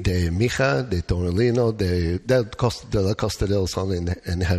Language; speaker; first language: Spanish; non-native, learner; English